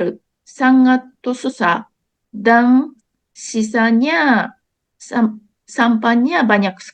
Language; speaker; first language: Indonesian; non-native, learner; Japanese